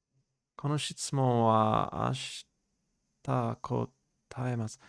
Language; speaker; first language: Japanese; non-native, learner; English